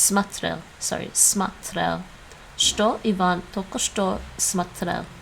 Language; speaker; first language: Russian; non-native, learner; English